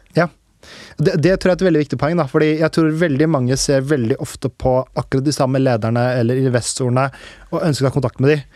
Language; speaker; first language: Norwegian; early bilingual, other home language; Urdu